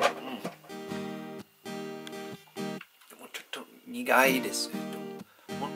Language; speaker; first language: Japanese; non-native, learner; English